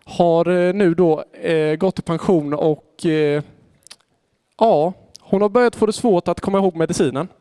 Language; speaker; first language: Swedish; native; Swedish